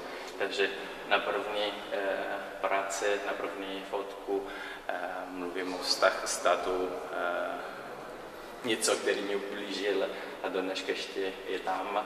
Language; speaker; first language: Czech; non-native, learner; Italian